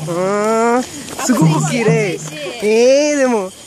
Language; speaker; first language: Japanese; non-native, learner; Spanish